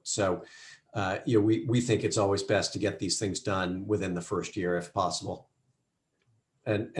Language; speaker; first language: English; native; English